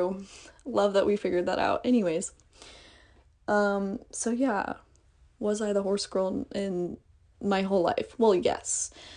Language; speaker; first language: English; native; English